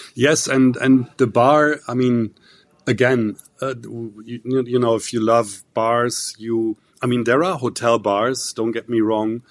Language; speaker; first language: English; non-native, fluent; German